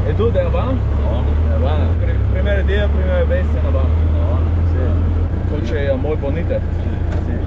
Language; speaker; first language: Spanish; non-native, learner; English